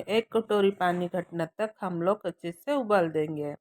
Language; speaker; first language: Hindi; non-native, local second language; Odia